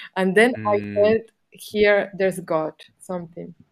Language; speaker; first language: English; non-native, fluent; Spanish